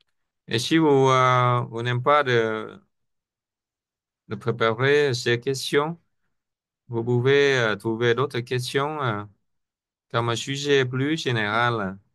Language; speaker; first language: French; non-native, fluent; Vietnamese